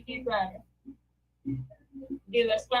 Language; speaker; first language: Spanish; non-native, learner; English